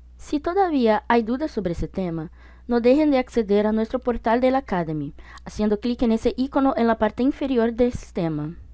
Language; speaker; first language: Spanish; non-native, fluent; Portuguese